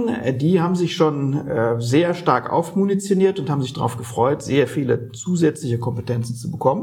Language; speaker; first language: German; native; German